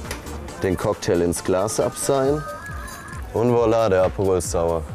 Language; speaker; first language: German; native; German